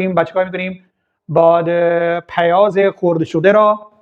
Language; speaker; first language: Persian; non-native, fluent; Urdu